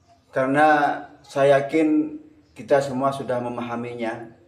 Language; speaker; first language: Indonesian; native; Indonesian